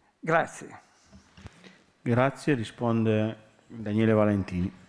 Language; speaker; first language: Italian; native; Italian